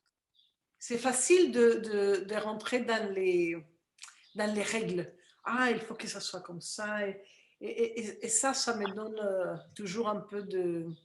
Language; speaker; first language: French; non-native, fluent; Spanish